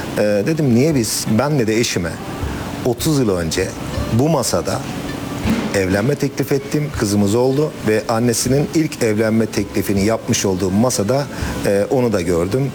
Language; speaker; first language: Turkish; native; Turkish